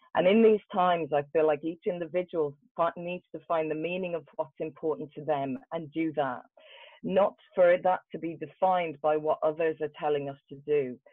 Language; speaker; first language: English; native; English